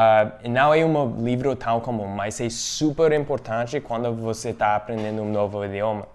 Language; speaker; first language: Portuguese; non-native, fluent; English